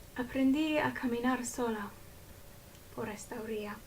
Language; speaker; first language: Spanish; non-native, learner; English